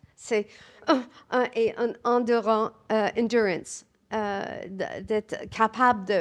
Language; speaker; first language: French; non-native, learner; English